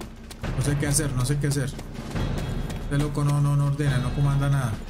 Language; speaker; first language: Spanish; native; Spanish